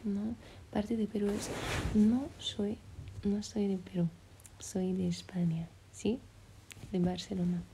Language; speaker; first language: Spanish; early bilingual, heritage; French